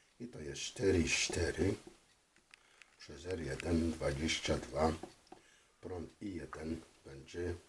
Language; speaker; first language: Polish; non-native, fluent; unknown